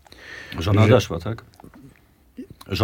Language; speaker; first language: Polish; native; Polish